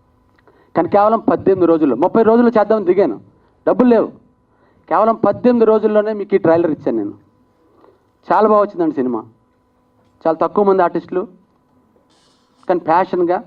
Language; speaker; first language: Telugu; native; Telugu